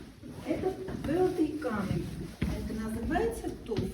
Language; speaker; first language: Russian; non-native, learner; Armenian